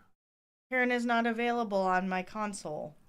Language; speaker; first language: English; native; English